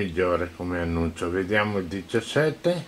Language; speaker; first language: Italian; native; Italian